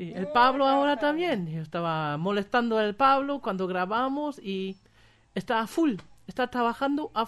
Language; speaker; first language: Spanish; non-native, fluent; German